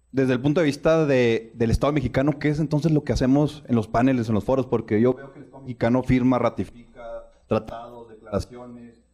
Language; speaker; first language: Spanish; native; Spanish